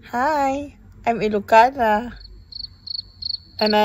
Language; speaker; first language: English; non-native, learner; Iloko